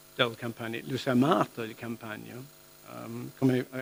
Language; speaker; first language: Italian; non-native, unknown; English